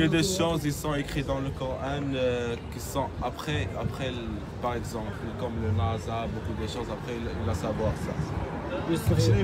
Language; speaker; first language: French; non-native, learner; Arabic